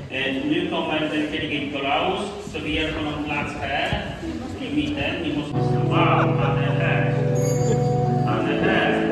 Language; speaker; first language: Swedish; non-native, fluent; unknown